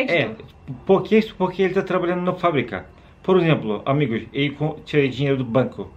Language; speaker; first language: Portuguese; non-native, learner; Turkish